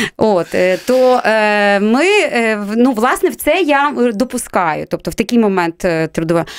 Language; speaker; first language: Ukrainian; non-native, local second language; Russian